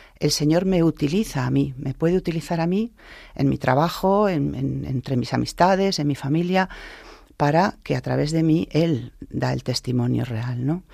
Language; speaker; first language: Spanish; native; Spanish